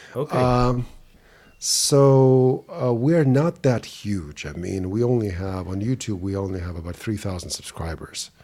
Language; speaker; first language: English; non-native, fluent; Russian